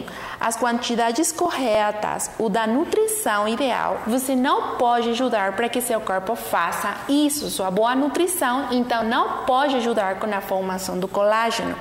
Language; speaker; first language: Portuguese; non-native, learner; Spanish